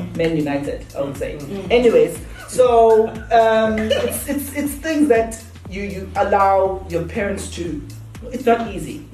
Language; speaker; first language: English; non-native, local second language; Zulu